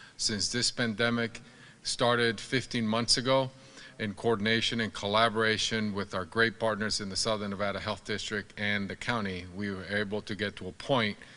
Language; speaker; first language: English; non-native, fluent; Spanish